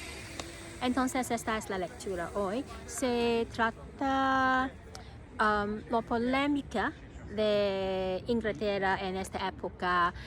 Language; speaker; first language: Spanish; non-native, learner; Cantonese